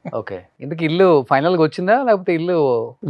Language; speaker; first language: Telugu; native; Telugu